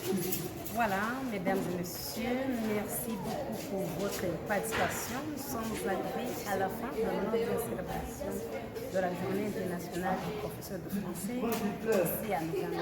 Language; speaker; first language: French; non-native, fluent; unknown